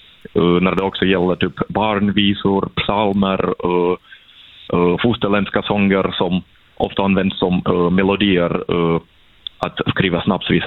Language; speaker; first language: Swedish; non-native, fluent; Russian